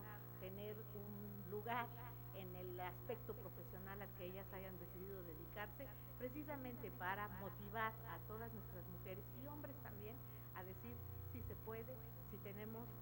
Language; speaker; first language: Spanish; native; Spanish